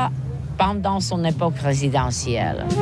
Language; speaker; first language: French; non-native, fluent; Czech